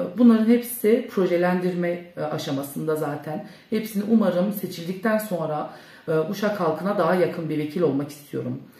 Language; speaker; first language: Turkish; early bilingual, heritage; Turkish